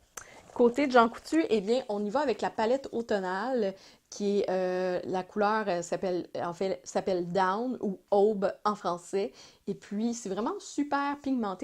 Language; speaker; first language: French; native; French